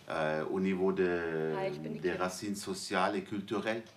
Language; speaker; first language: French; non-native, fluent; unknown